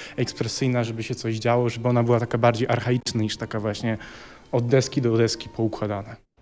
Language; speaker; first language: Polish; native; Polish